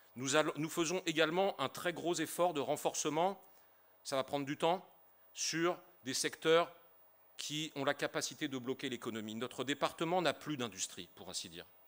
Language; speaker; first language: French; native; French